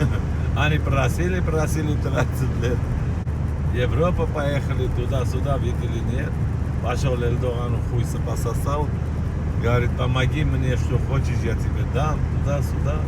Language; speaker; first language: Russian; non-native, learner; Armenian